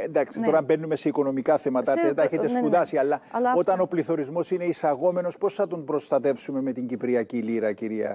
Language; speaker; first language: Greek; native; Greek